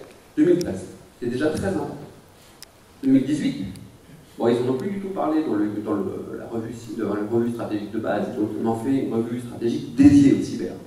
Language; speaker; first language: French; native; French